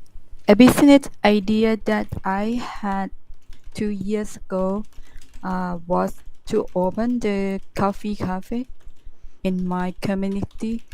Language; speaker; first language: English; non-native, learner; Thai